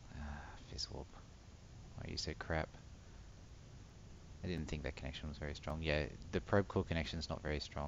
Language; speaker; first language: English; native; English